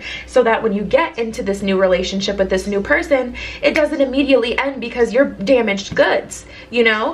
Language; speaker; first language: English; native; English